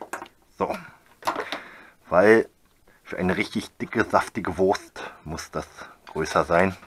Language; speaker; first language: German; native; German